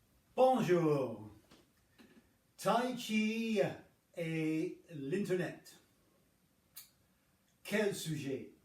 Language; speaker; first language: French; non-native, fluent; English